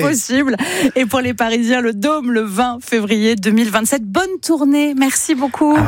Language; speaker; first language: French; native; French